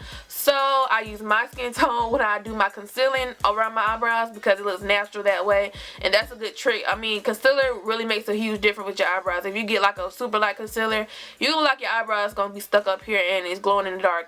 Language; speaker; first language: English; native; English